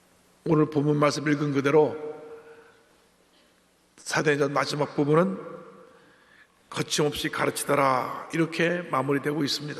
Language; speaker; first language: Korean; native; Korean